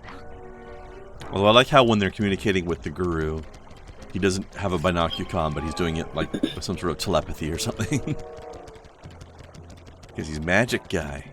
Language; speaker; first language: English; native; English